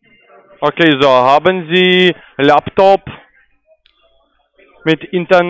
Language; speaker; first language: German; non-native, learner; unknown